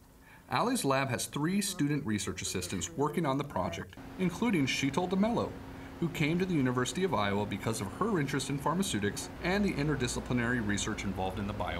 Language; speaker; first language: English; native; English